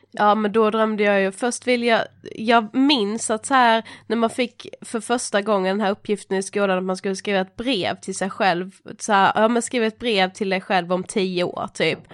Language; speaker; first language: Swedish; native; Swedish